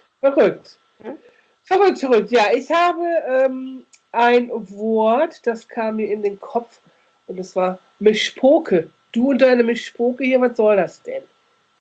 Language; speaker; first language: German; native; German